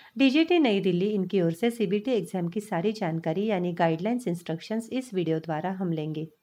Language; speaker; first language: Hindi; non-native, local second language; Marathi